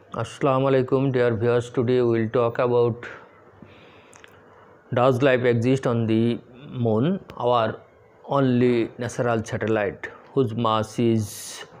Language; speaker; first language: English; non-native, local second language; Bangla